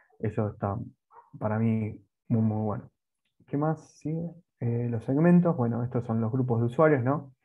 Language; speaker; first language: Spanish; native; Spanish